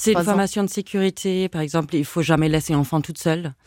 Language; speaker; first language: French; non-native, fluent; German